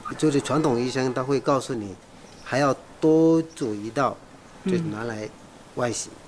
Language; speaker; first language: Chinese; non-native, fluent; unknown